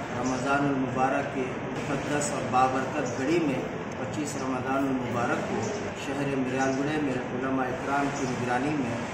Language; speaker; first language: Hindi; non-native, local second language; Urdu